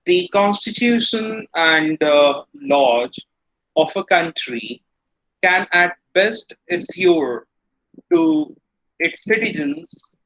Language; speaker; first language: English; non-native, local second language; Hindi